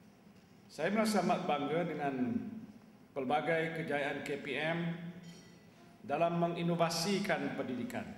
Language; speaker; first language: Malay; native; Malay